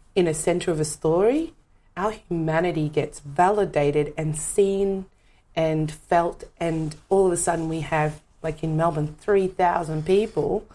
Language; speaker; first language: English; native; English